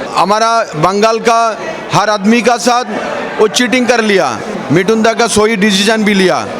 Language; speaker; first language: Hindi; non-native, local second language; Bangla